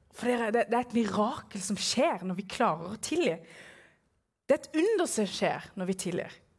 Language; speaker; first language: Norwegian; early bilingual, other home language; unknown